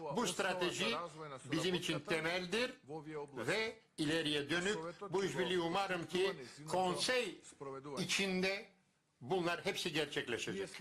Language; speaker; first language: Turkish; non-native, learner; Macedonian